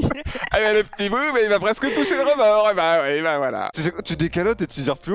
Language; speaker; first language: French; native; French